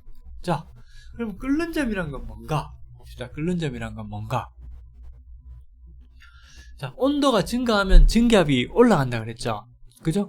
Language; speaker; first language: Korean; native; Korean